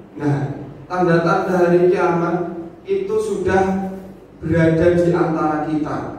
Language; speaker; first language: Indonesian; non-native, local second language; Javanese